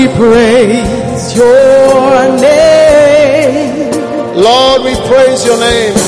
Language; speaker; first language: English; non-native, local second language; Akan